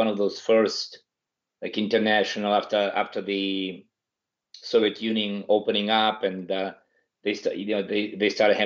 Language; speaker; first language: English; non-native, fluent; Ukrainian